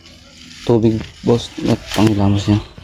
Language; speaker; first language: Filipino; native; Filipino